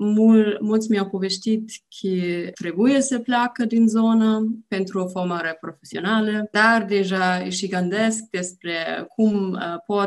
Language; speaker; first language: Romanian; non-native, learner; German